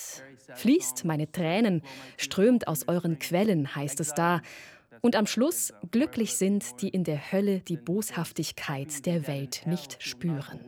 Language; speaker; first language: German; native; German